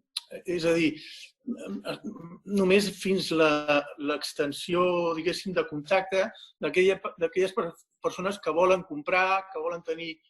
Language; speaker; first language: Catalan; non-native, local second language; Spanish